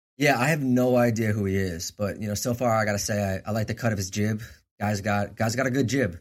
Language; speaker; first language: English; native; English